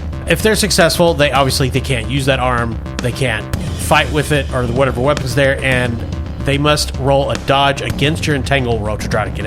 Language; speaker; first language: English; native; English